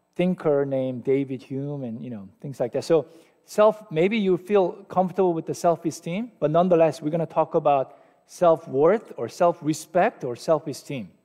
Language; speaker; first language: English; non-native, fluent; Korean